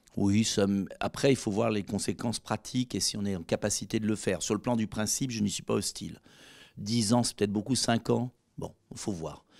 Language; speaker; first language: French; native; French